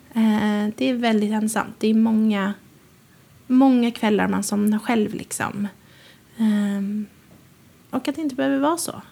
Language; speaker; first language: Swedish; native; Swedish